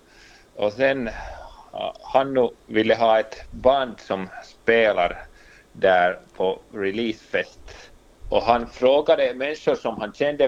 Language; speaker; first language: Swedish; non-native, local second language; Finnish